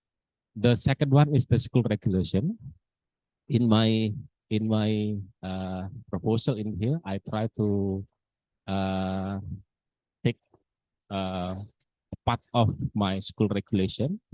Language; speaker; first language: English; non-native, learner; Indonesian